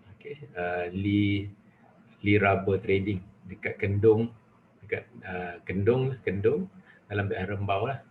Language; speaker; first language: Malay; native; Malay